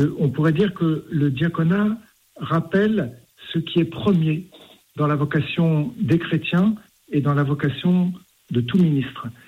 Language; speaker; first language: French; native; French